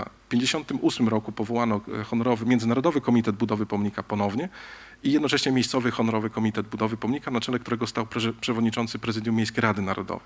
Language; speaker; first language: Polish; native; Polish